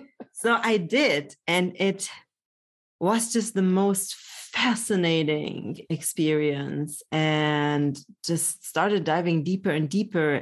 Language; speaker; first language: English; early bilingual, other home language; Polish